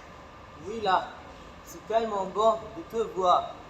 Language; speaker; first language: French; non-native, learner; Arabic